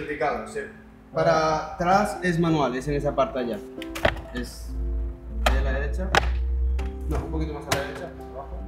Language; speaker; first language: Spanish; native; Spanish